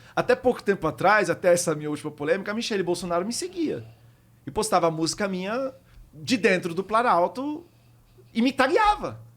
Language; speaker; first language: Portuguese; early bilingual, heritage; Portuguese